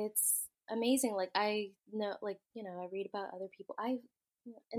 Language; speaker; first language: English; native; English